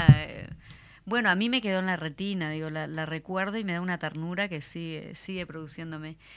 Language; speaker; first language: Spanish; native; Spanish